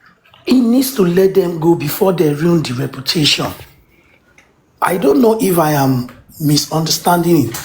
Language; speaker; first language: English; non-native, local second language; Yoruba